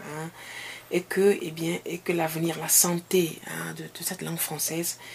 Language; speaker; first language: French; non-native, local second language; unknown